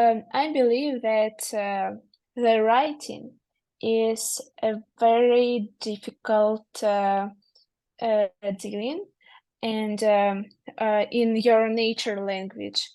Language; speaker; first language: English; non-native, learner; Russian